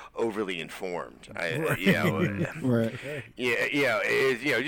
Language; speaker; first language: English; native; English